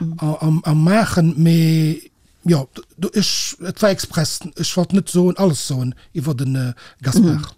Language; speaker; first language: Luxembourgish; early bilingual, other home language; Portuguese